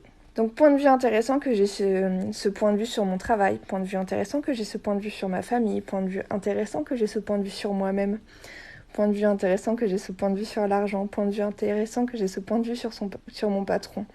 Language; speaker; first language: French; native; French